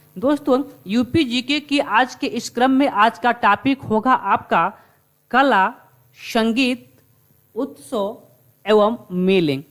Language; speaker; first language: Hindi; native; Hindi